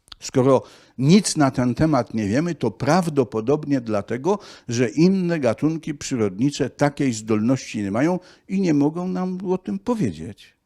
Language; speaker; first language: Polish; native; Polish